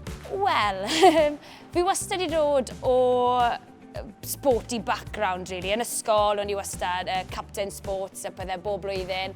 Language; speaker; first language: Welsh; native; Welsh